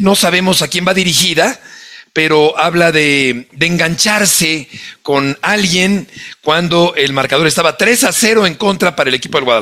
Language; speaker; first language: Spanish; native; Spanish